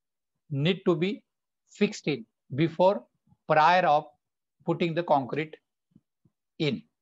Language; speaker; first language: English; non-native, local second language; Bangla